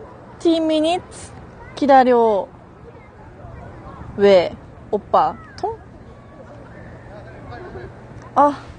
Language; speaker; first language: Korean; non-native, learner; Japanese